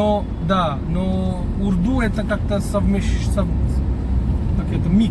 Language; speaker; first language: Russian; non-native, fluent; Hindi